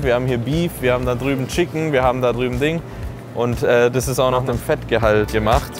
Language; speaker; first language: German; native; German